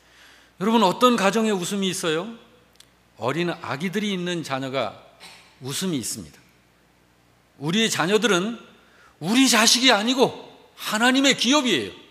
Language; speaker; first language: Korean; native; Korean